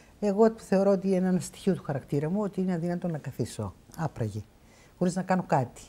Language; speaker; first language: Greek; native; Greek